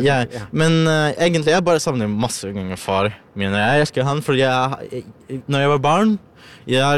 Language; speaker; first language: Norwegian; non-native, learner; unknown